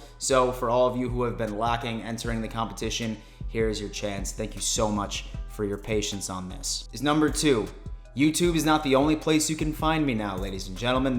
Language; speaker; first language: English; native; English